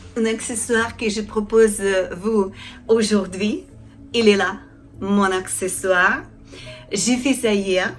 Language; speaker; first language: French; non-native, learner; Ukrainian